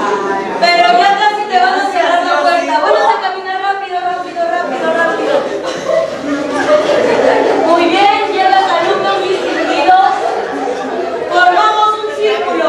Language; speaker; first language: Spanish; native; Spanish